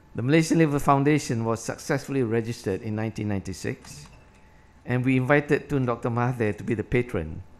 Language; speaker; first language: English; non-native, local second language; Malay